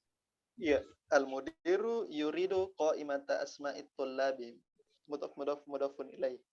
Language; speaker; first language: Arabic; non-native, fluent; Indonesian